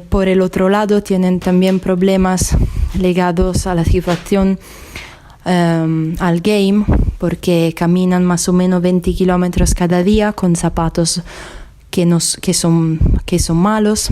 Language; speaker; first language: Spanish; non-native, fluent; Italian